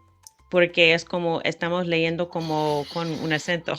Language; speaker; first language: Spanish; non-native, fluent; English